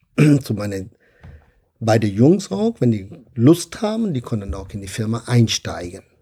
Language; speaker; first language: German; non-native, fluent; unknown